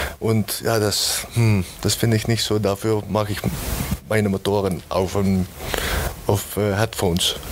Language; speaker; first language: German; non-native, learner; Dutch